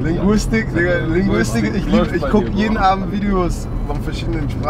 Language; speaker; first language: German; native; German